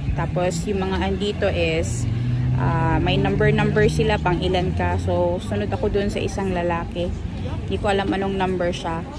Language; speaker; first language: Filipino; native; Filipino